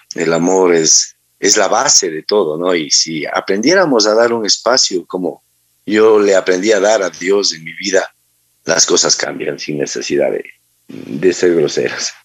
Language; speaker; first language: Spanish; native; Spanish